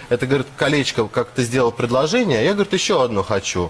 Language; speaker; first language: Russian; native; Russian